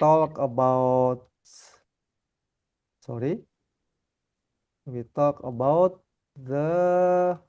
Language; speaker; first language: English; non-native, learner; Indonesian